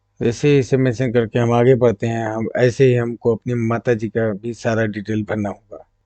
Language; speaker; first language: Hindi; native; Hindi